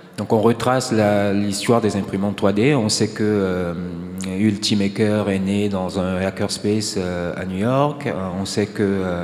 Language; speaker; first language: French; non-native, local second language; Ewe